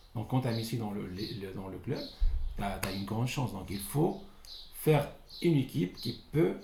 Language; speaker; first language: French; non-native, local second language; Arabic